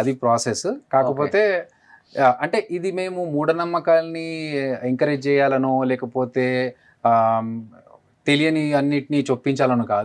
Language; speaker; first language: Telugu; native; Telugu